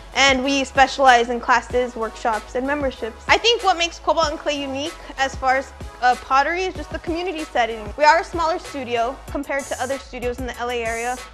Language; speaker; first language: English; native; English